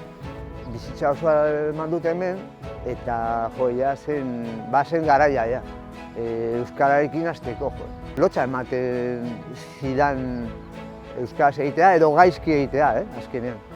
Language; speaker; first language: Basque; non-native, local second language; Spanish